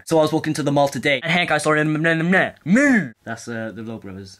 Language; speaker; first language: English; native; English